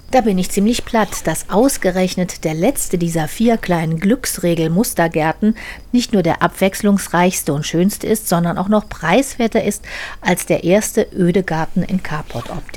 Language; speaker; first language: German; native; German